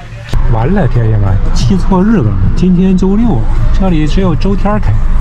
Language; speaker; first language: Chinese; native; Chinese